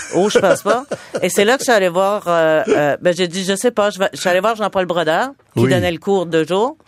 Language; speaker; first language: French; native; French